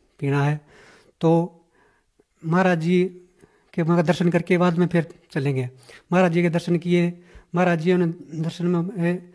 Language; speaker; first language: Hindi; native; Hindi